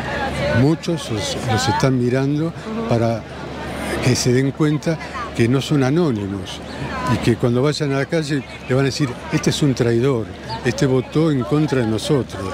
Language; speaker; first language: Spanish; native; Spanish